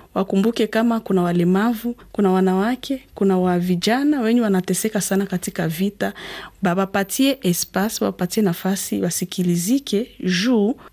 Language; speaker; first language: Swahili; native; Swahili